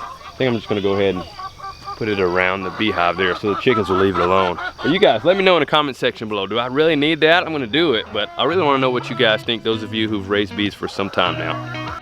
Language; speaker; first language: English; native; English